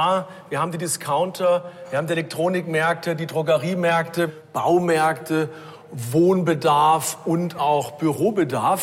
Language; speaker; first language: German; native; German